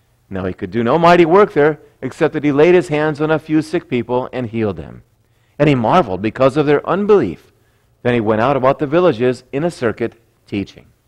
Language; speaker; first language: English; native; English